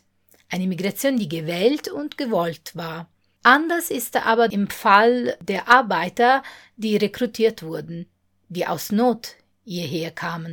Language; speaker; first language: German; non-native, fluent; Italian